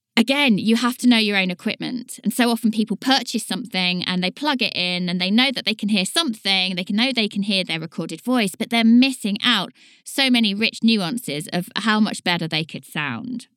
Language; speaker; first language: English; native; English